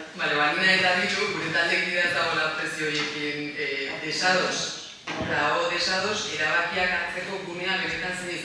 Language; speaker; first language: Basque; native; Basque